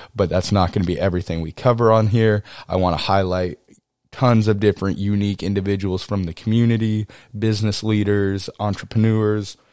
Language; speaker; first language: English; native; English